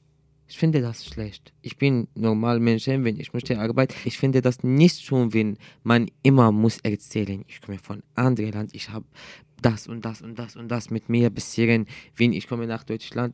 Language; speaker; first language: German; non-native, learner; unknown